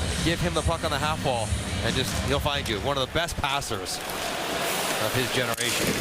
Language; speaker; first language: English; native; English